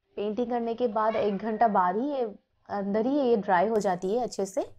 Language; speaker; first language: Hindi; non-native, local second language; Bangla